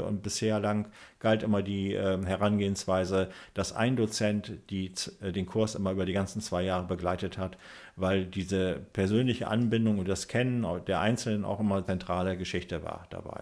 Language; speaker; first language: German; native; German